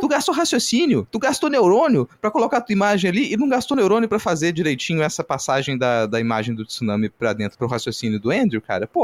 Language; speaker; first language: Portuguese; native; Portuguese